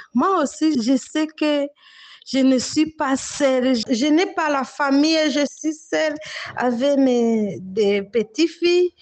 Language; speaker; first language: French; non-native, local second language; Swahili